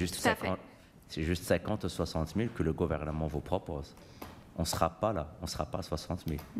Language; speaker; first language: French; native; French